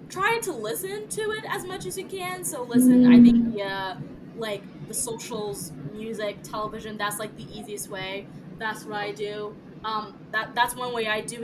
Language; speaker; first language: English; early bilingual, other home language; French